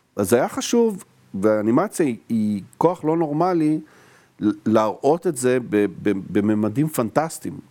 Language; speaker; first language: Hebrew; native; Hebrew